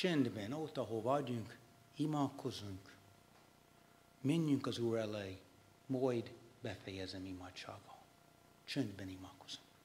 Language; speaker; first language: Hungarian; non-native, fluent; English